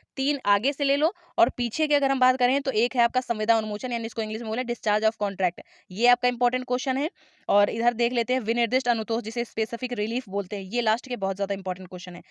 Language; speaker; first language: Hindi; native; Hindi